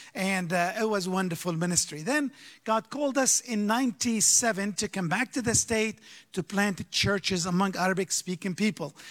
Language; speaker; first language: English; early bilingual, other home language; Arabic